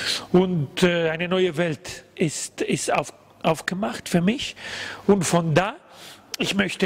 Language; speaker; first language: German; non-native, learner; Spanish